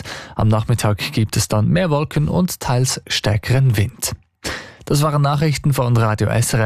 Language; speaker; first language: German; native; German